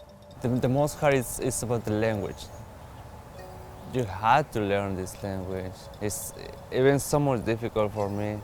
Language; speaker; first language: English; non-native, fluent; Spanish